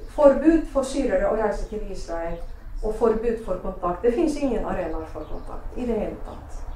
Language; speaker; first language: Norwegian; non-native, fluent; Arabic